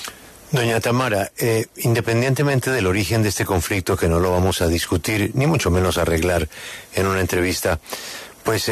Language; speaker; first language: Spanish; native; Spanish